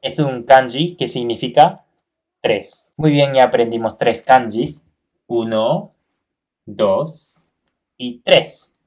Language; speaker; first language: Spanish; non-native, fluent; Japanese